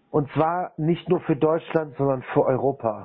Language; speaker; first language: German; native; German